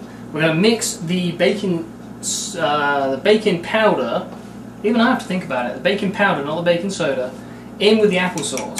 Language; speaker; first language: English; native; English